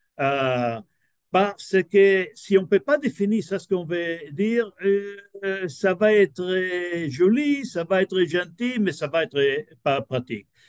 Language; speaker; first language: French; non-native, fluent; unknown